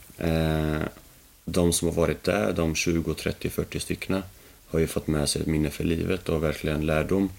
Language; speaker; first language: Swedish; early bilingual, other home language; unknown